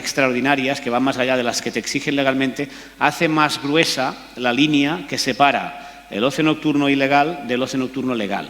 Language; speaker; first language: Spanish; native; Spanish